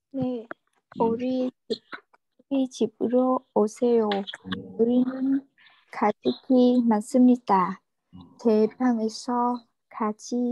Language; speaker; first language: Korean; non-native, learner; Vietnamese